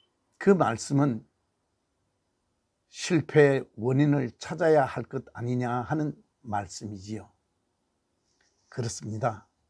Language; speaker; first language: Korean; native; Korean